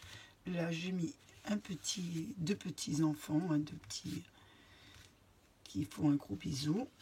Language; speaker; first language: French; native; French